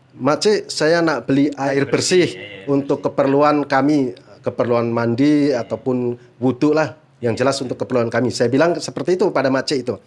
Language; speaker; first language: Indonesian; native; Indonesian